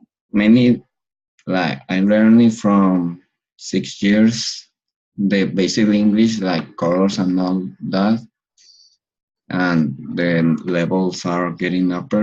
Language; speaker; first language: English; non-native, learner; Spanish